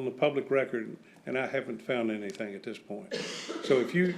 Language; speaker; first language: English; native; English